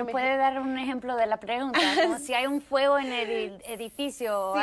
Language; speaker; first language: Spanish; early bilingual, heritage; Spanish